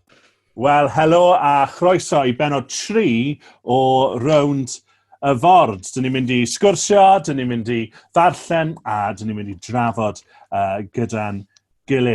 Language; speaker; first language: Welsh; native; Welsh